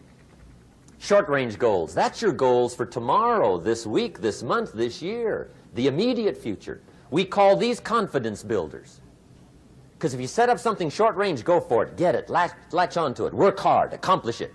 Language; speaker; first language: English; native; English